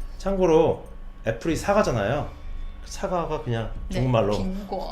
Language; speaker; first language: Korean; native; Korean